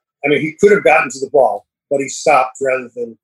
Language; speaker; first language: English; native; English